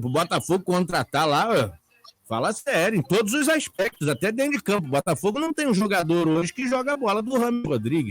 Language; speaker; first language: Portuguese; native; Portuguese